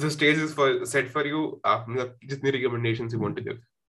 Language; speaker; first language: Hindi; native; Hindi